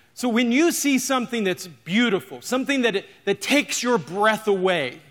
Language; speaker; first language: English; native; English